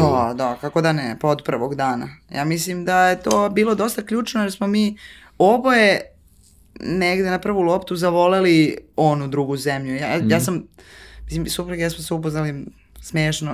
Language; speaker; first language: Serbian; native; Serbian